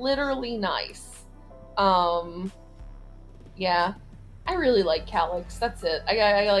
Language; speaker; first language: English; native; English